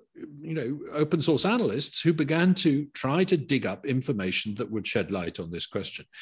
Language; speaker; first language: English; native; English